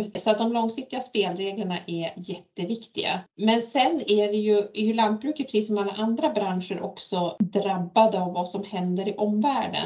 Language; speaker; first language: Swedish; native; Swedish